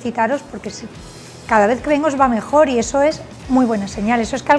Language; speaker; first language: Spanish; native; Spanish